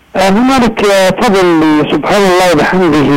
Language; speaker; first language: Arabic; native; Arabic